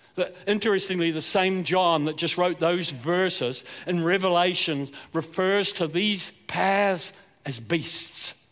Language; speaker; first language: English; native; English